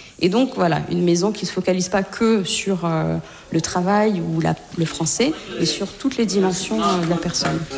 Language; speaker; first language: French; native; French